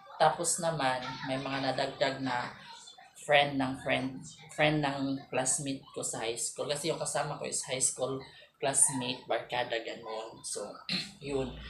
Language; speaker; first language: Filipino; non-native, local second language; Cebuano